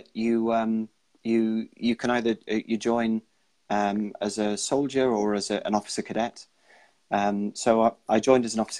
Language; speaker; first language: English; native; English